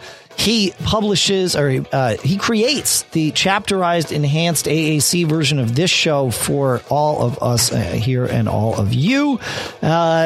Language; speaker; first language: English; native; English